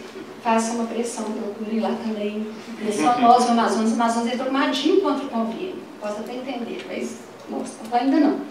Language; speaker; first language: Portuguese; native; Portuguese